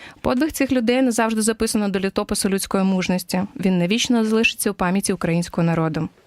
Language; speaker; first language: Ukrainian; native; Ukrainian